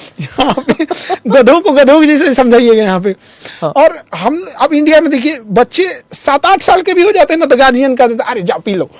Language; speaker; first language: Hindi; native; Hindi